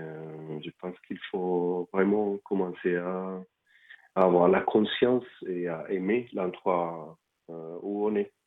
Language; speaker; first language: French; non-native, fluent; Spanish